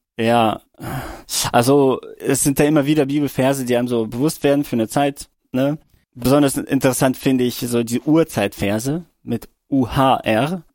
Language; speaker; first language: German; early bilingual, other home language; Russian